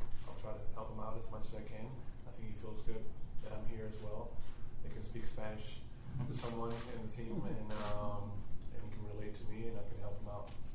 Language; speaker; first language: English; non-native, fluent; Spanish